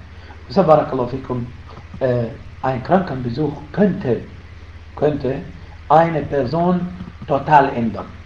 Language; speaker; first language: German; non-native, fluent; Arabic